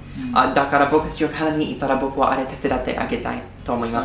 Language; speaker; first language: Japanese; non-native, learner; English